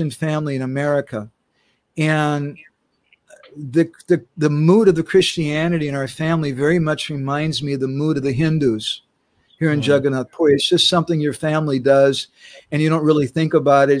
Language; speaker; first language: English; native; English